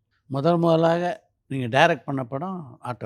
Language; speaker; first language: Tamil; native; Tamil